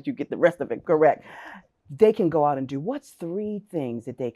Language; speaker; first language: English; native; English